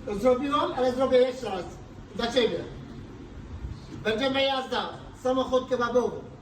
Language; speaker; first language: Polish; non-native, learner; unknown